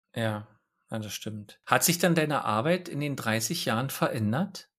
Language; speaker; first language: German; native; German